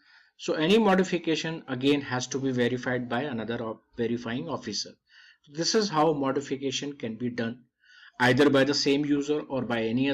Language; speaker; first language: English; non-native, local second language; Hindi